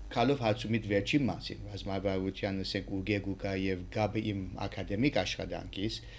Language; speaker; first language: Armenian; early bilingual, heritage; Armenian